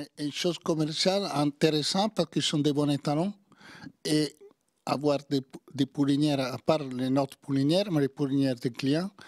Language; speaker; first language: French; non-native, learner; Italian